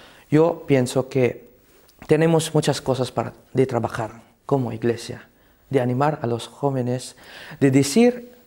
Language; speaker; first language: Spanish; non-native, fluent; Cebuano